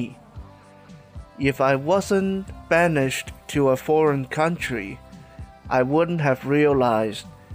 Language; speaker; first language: English; non-native, fluent; Chinese